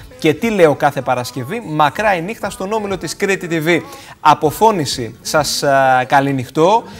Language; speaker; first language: Greek; native; Greek